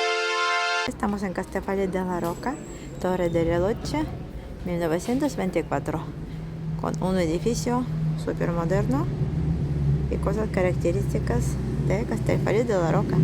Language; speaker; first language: Spanish; non-native, fluent; Russian